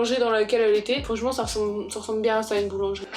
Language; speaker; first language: French; native; French